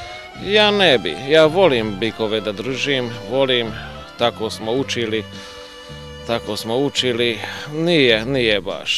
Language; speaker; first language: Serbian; non-native, local second language; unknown